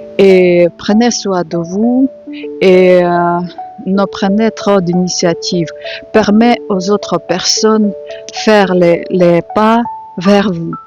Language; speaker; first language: French; non-native, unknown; Ukrainian